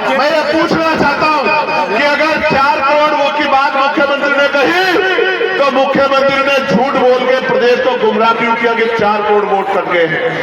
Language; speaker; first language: Hindi; native; Hindi